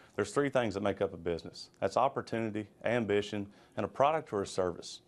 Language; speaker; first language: English; native; English